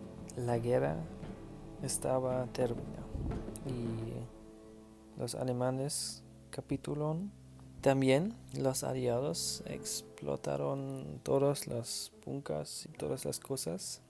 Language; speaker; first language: Spanish; non-native, learner; German